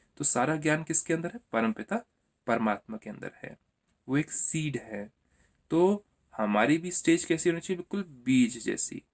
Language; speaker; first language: Hindi; native; Hindi